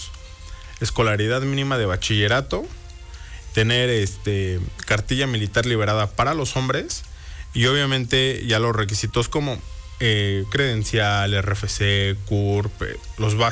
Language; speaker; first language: Spanish; native; Spanish